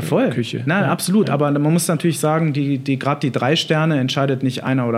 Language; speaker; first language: German; native; German